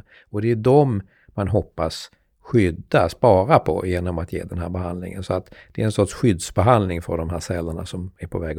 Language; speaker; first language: Swedish; native; Swedish